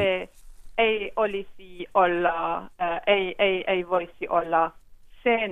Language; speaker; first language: Finnish; non-native, fluent; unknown